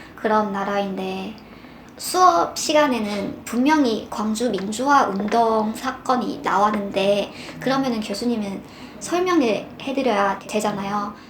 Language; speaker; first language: Korean; non-native, fluent; Chinese